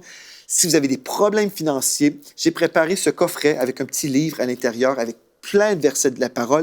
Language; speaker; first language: French; native; French